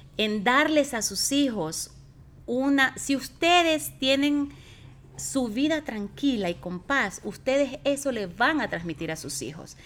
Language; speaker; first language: Spanish; native; Spanish